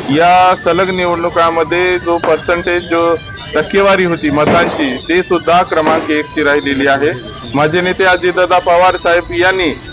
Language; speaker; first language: Marathi; native; Marathi